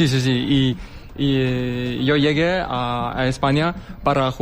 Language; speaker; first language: Spanish; non-native, fluent; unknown